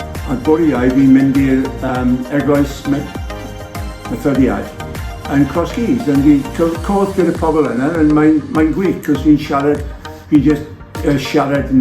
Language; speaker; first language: Welsh; non-native, local second language; English